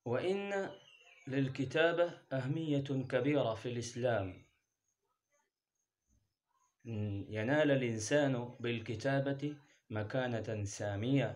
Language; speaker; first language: Arabic; non-native, fluent; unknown